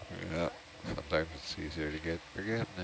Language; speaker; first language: English; native; English